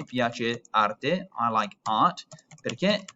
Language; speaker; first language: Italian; non-native, fluent; English